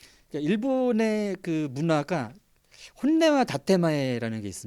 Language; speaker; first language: Korean; native; Korean